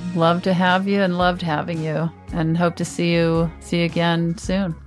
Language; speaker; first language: English; native; English